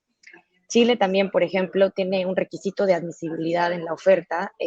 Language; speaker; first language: Spanish; native; Spanish